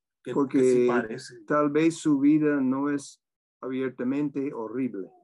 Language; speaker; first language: Spanish; non-native, fluent; English